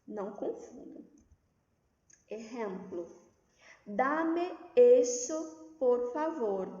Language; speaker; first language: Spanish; non-native, fluent; Portuguese